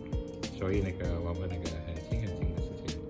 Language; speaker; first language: Chinese; non-native, fluent; Indonesian